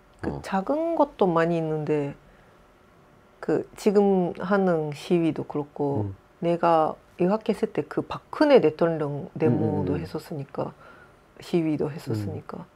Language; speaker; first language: Korean; non-native, fluent; Japanese